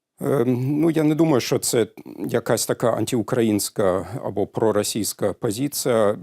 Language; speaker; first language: Ukrainian; non-native, fluent; German